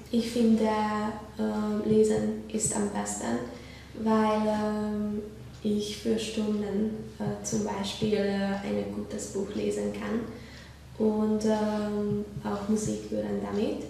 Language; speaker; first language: German; non-native, learner; Hungarian